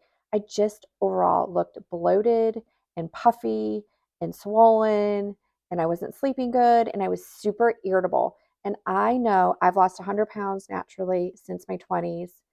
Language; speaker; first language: English; native; English